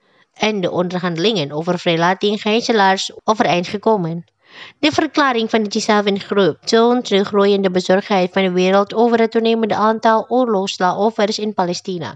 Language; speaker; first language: Dutch; non-native, fluent; Indonesian